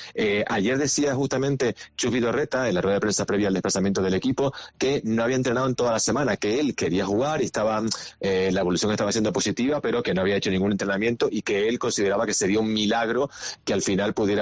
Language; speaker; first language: Spanish; native; Spanish